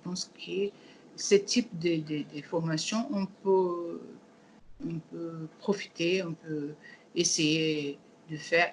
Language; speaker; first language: French; non-native, learner; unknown